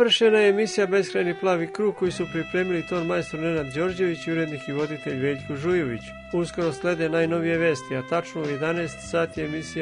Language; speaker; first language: Serbian; native; Serbian